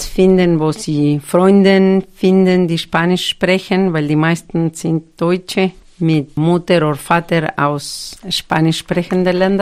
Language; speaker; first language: German; non-native, fluent; Spanish